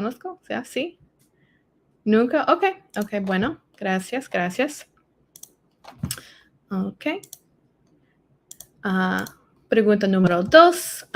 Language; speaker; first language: Spanish; non-native, learner; English